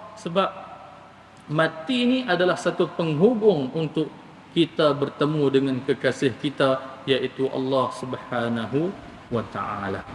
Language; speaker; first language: Malay; native; Malay